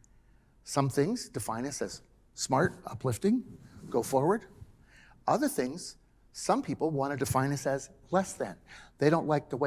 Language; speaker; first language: English; native; English